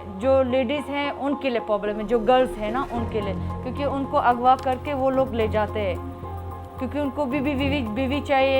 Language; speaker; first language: Hindi; non-native, fluent; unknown